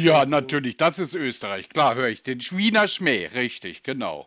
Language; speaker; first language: German; native; German